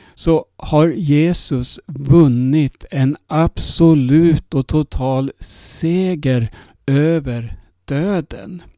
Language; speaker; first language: Spanish; non-native, fluent; Swedish